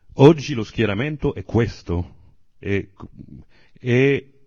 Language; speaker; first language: Italian; non-native, fluent; Arabic